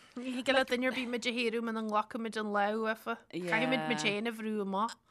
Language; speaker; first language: Irish; native; Irish